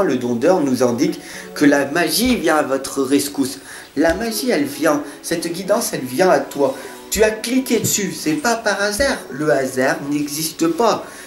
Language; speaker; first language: French; native; French